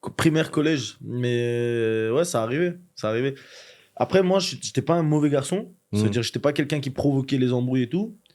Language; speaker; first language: French; early bilingual, other home language; Chechen